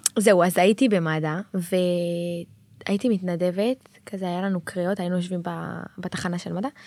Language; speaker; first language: Hebrew; native; Hebrew